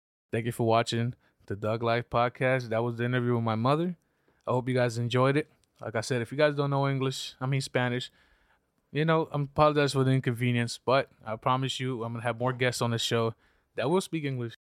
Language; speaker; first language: English; early bilingual, other home language; Spanish